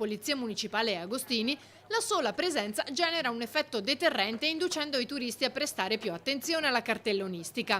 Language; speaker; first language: Italian; native; Italian